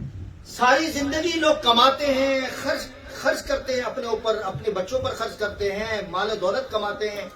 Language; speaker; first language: Urdu; native; Urdu